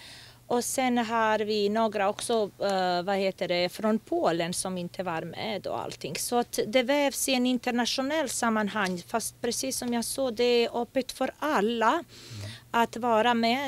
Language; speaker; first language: Swedish; non-native, fluent; Bosnian